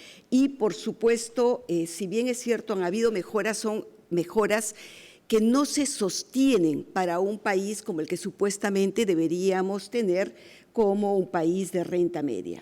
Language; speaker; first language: Spanish; native; Spanish